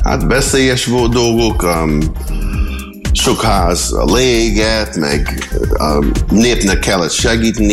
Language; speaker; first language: Hungarian; early bilingual, heritage; English